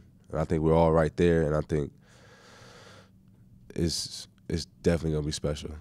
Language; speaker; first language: English; native; English